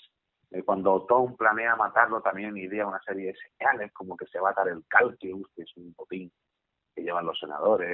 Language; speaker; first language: Spanish; native; Spanish